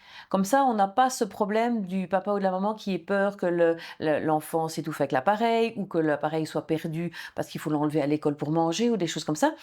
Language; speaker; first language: French; native; French